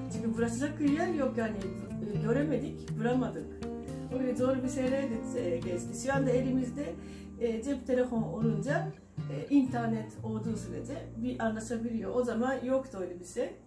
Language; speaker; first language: Turkish; non-native, fluent; Japanese